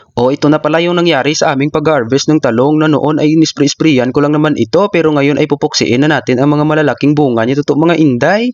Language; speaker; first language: Filipino; non-native, local second language; Hiligaynon